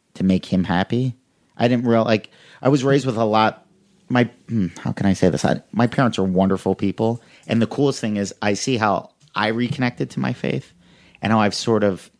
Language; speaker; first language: English; native; English